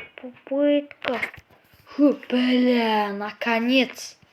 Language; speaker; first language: Russian; non-native, local second language; Kazakh